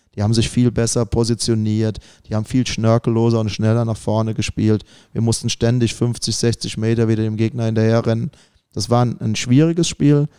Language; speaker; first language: German; native; German